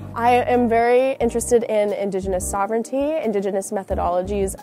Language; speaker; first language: English; native; English